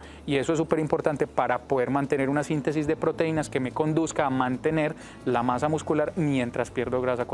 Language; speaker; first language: Spanish; native; Spanish